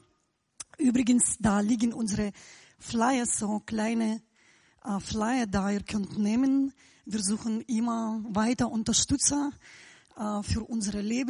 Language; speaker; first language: German; non-native, fluent; Russian